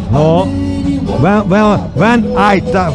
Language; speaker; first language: English; non-native, learner; Ukrainian